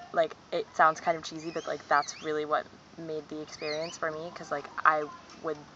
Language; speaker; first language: English; native; English